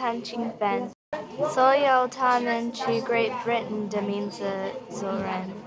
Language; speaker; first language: Chinese; non-native, learner; English